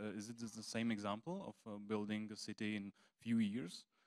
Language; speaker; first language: English; non-native, fluent; Czech